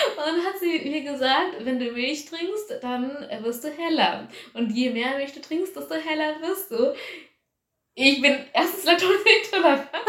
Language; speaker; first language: German; early bilingual, other home language; Tamil